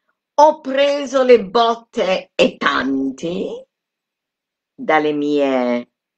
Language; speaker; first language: Italian; non-native, fluent; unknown